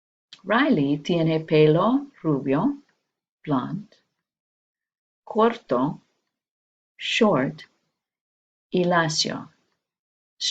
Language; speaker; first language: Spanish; non-native, fluent; English